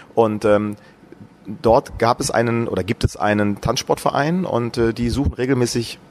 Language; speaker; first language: German; native; German